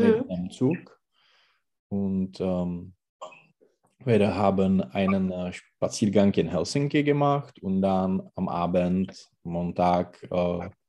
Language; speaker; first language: German; non-native, learner; Czech